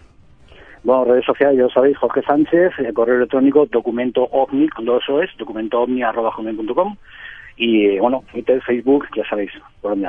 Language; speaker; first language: Spanish; native; Spanish